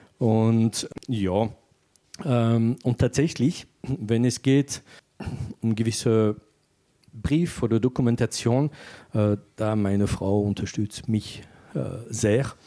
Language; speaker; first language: German; non-native, fluent; French